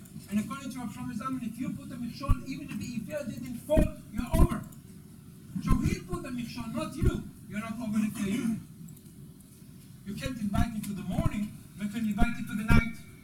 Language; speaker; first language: English; non-native, fluent; Hebrew